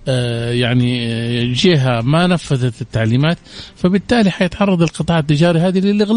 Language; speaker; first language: Arabic; native; Arabic